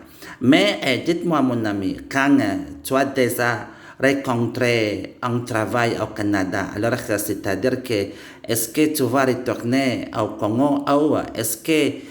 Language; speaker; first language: French; non-native, learner; Indonesian